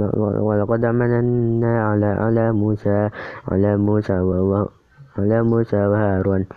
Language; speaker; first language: Arabic; non-native, learner; Indonesian